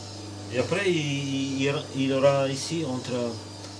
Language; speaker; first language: French; non-native, fluent; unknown